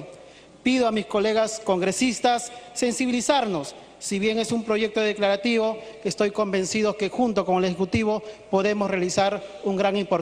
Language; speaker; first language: Spanish; native; Spanish